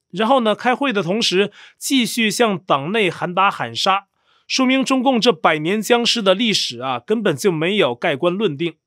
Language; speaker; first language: Chinese; native; Chinese